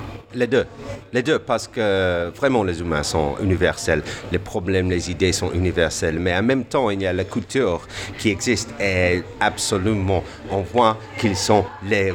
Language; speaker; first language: French; non-native, fluent; English